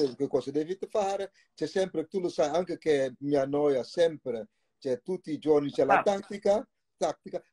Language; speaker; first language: Italian; non-native, fluent; Dutch